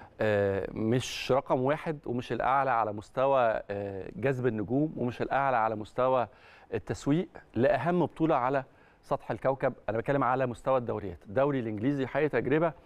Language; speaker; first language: Arabic; native; Arabic